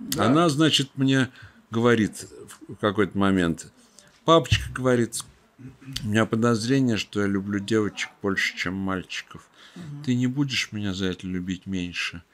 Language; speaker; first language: Russian; native; Russian